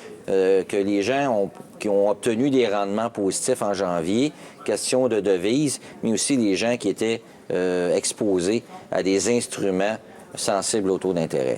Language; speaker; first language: French; native; French